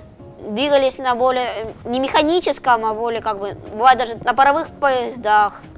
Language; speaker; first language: Russian; native; Russian